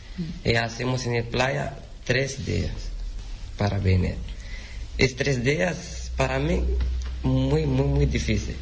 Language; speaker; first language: Spanish; non-native, learner; Arabic